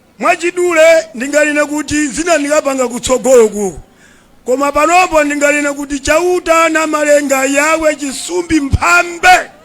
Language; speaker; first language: Nyanja; non-native, local second language; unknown